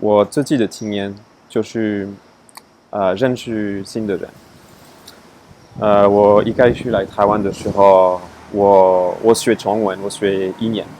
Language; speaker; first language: Chinese; non-native, fluent; French